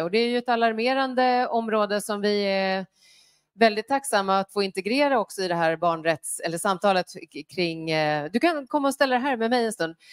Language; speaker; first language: Swedish; native; Swedish